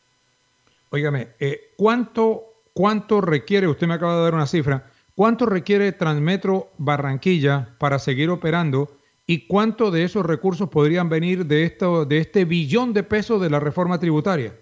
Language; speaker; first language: Spanish; native; Spanish